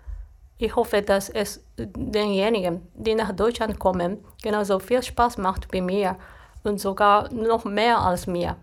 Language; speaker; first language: German; non-native, fluent; Japanese